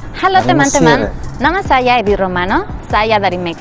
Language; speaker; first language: Indonesian; non-native, learner; Spanish